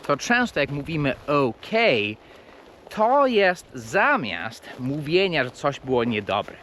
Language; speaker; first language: Polish; non-native, fluent; English